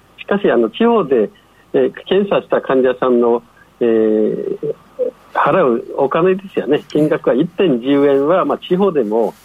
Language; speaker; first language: Japanese; non-native, fluent; Chinese